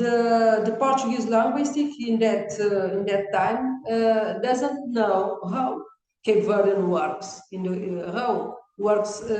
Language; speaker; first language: English; non-native, learner; Kabuverdianu